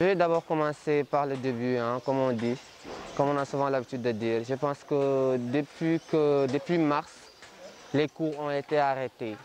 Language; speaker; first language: French; non-native, local second language; Wolof